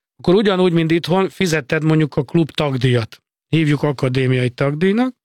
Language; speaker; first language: Hungarian; native; Hungarian